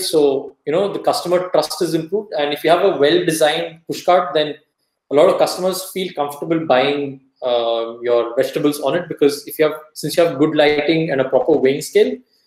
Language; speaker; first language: English; non-native, local second language; Kannada